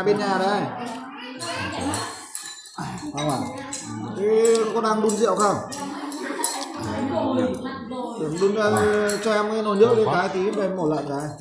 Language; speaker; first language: Vietnamese; native; Vietnamese